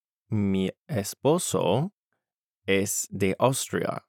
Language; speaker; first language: Spanish; non-native, learner; English